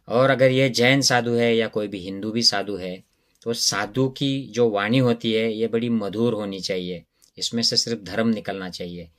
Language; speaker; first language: Hindi; non-native, local second language; Marathi